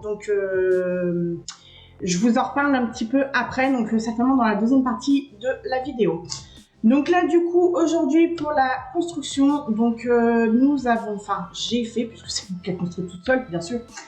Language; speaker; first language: French; native; French